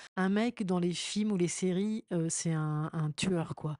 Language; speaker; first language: French; native; French